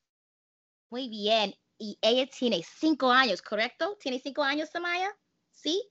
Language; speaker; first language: Spanish; non-native, fluent; English